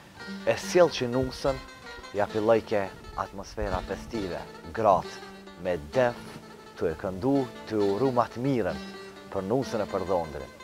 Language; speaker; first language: Albanian; native; Albanian